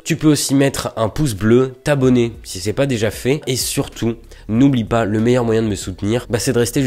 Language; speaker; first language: French; native; French